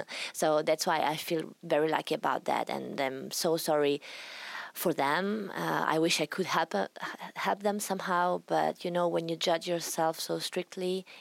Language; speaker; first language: English; non-native, fluent; Italian